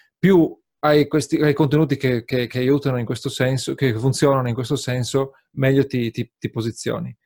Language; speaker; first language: Italian; native; Italian